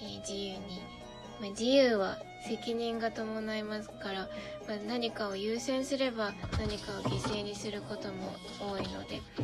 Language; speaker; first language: Japanese; native; Japanese